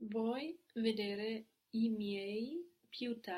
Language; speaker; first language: Italian; non-native, learner; English